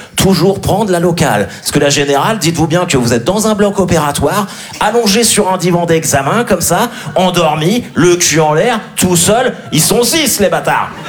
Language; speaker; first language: French; native; French